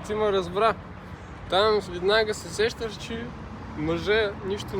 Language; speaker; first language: Bulgarian; non-native, learner; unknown